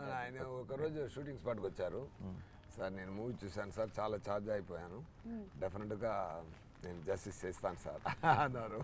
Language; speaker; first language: Telugu; non-native, fluent; Tamil